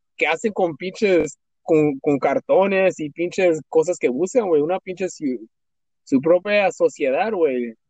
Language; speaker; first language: Spanish; early bilingual, heritage; Spanish